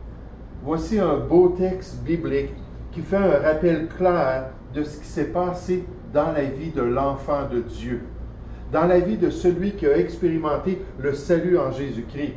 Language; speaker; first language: French; native; French